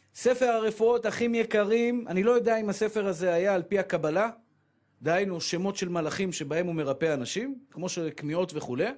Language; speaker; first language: Hebrew; native; Hebrew